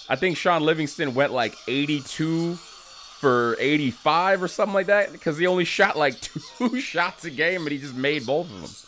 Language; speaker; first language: English; native; English